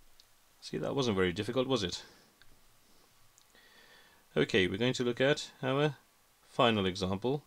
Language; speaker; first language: English; native; English